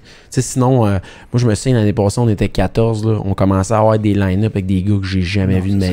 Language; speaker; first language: French; native; French